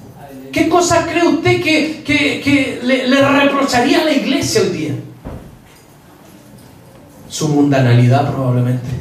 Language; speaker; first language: Spanish; native; Spanish